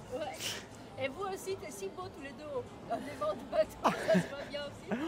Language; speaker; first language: French; native; French